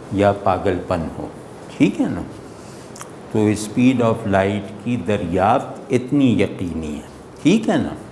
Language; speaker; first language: Urdu; native; Urdu